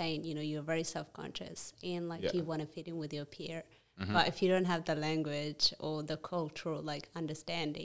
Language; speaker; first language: English; non-native, fluent; Amharic